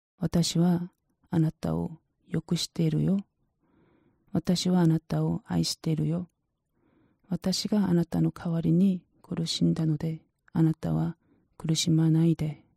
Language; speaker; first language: Japanese; non-native, learner; Korean